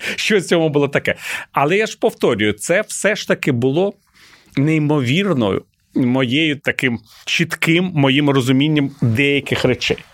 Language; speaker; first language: Ukrainian; non-native, local second language; Russian